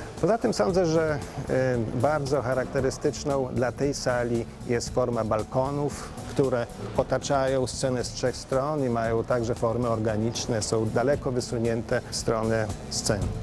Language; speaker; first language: Polish; native; Polish